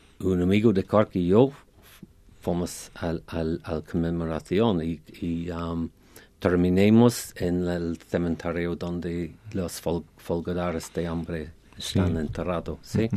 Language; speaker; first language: Spanish; non-native, fluent; English